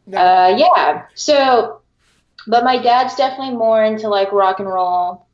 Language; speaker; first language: English; early bilingual, other home language; Filipino